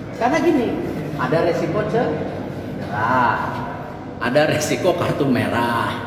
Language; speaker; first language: Indonesian; native; Indonesian